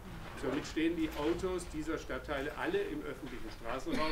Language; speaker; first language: German; native; German